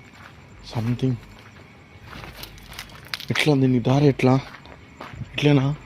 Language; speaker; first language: Telugu; native; Telugu